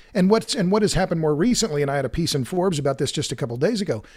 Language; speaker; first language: English; native; English